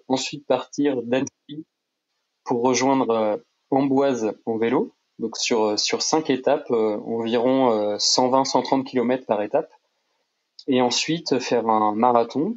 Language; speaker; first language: French; native; French